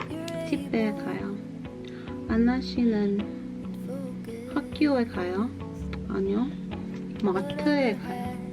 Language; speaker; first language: Korean; non-native, learner; English